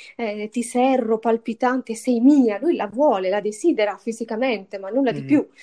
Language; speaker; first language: Italian; native; Italian